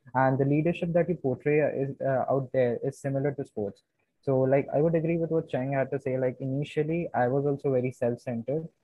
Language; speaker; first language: English; non-native, local second language; Hindi